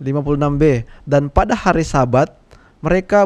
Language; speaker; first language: Indonesian; native; Indonesian